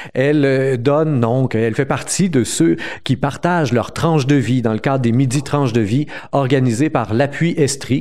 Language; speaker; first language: French; native; French